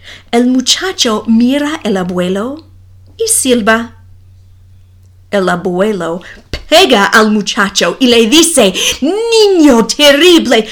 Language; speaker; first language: Spanish; non-native, fluent; English